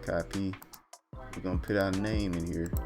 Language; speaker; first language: English; native; English